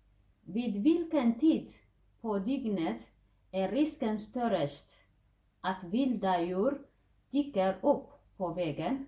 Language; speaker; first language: Swedish; non-native, fluent; Tigrinya